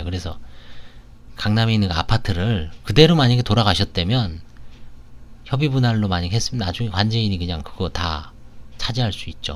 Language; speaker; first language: Korean; native; Korean